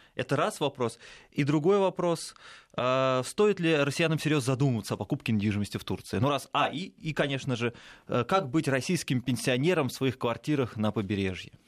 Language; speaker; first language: Russian; native; Russian